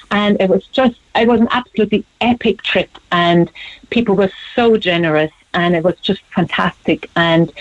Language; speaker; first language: English; non-native, fluent; German